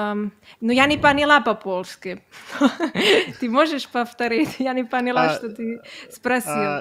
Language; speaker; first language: Russian; non-native, learner; Catalan